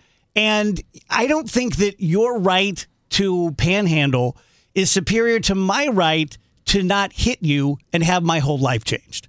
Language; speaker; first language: English; native; English